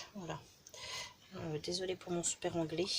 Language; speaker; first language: French; native; French